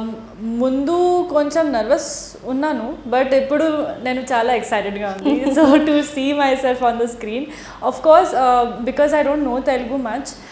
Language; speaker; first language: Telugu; non-native, learner; Hindi